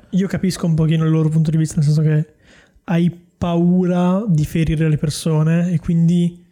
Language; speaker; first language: Italian; native; Italian